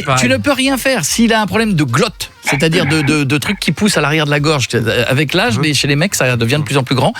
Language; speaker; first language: French; native; French